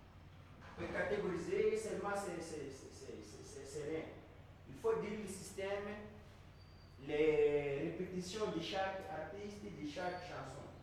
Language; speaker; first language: French; non-native, learner; Portuguese